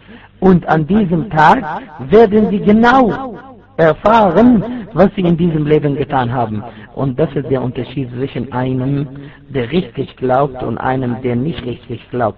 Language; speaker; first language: German; non-native, fluent; Arabic